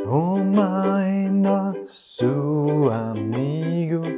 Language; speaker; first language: Portuguese; non-native, learner; German